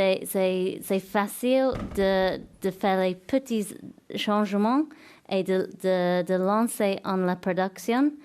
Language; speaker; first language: French; non-native, fluent; English